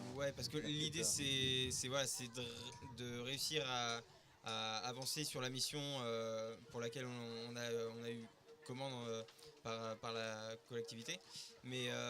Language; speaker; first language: French; native; French